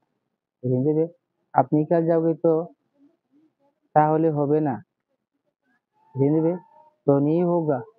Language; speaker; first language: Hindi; non-native, learner; Bangla